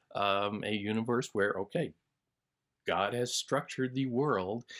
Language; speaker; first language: English; native; English